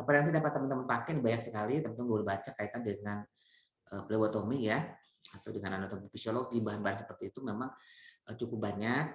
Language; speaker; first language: Indonesian; native; Indonesian